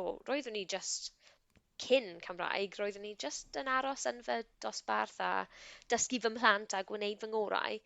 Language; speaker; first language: Welsh; non-native, local second language; English